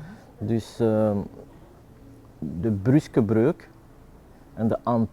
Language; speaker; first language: Dutch; non-native, local second language; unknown